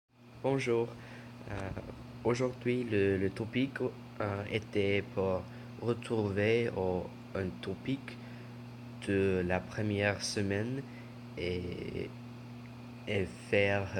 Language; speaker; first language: French; non-native, learner; English